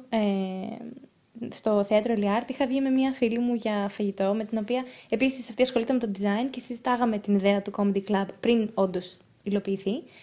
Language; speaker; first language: Greek; early bilingual, heritage; Greek